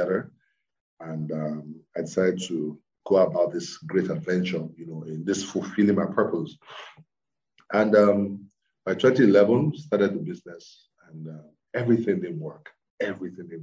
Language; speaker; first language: English; non-native, local second language; Yoruba